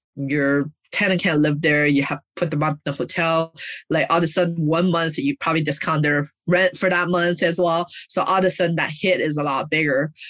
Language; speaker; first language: English; early bilingual, other home language; Chinese